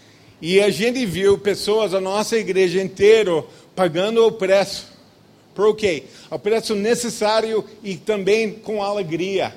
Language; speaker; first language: Portuguese; non-native, fluent; English